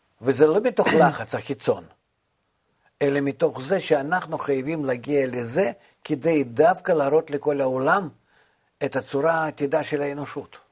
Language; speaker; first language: Hebrew; non-native, fluent; Russian